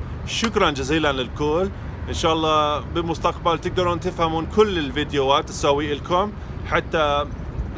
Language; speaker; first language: Arabic; non-native, fluent; English